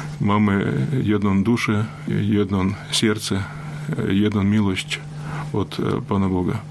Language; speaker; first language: Polish; non-native, learner; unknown